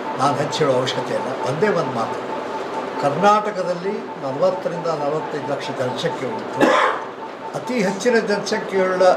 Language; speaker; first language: Kannada; non-native, local second language; Lambadi